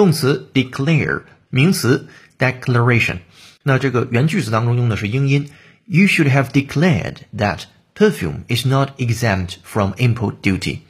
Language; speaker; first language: English; non-native, fluent; Chinese